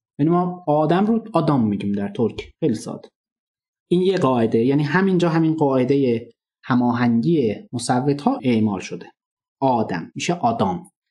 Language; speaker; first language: Persian; non-native, local second language; Azerbaijani